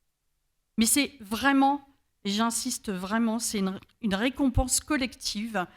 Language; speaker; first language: French; native; French